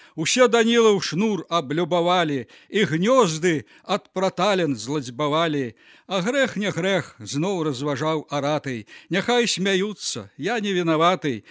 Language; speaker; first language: Belarusian; native; Belarusian